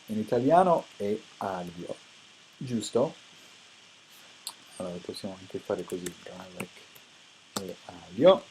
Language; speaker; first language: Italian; non-native, fluent; English